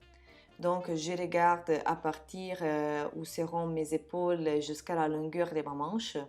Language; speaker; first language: French; non-native, fluent; Italian